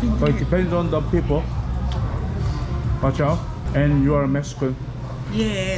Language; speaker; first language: English; non-native, learner; Korean